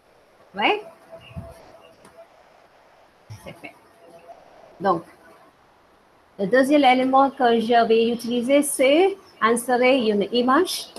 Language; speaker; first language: French; non-native, fluent; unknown